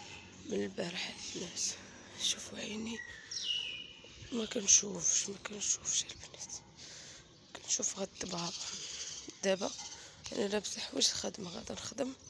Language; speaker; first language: Arabic; native; Arabic